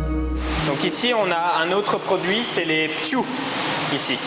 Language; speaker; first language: French; native; French